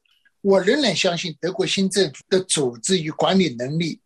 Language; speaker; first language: Chinese; native; Chinese